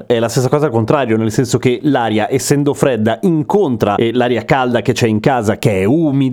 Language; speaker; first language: Italian; native; Italian